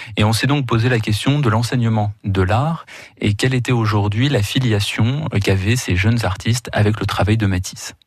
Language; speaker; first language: French; native; French